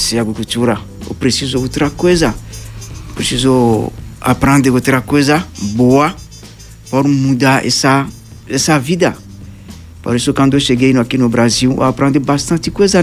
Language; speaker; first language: Portuguese; non-native, learner; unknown